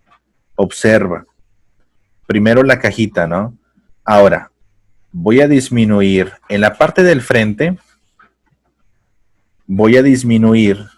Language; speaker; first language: Spanish; native; Spanish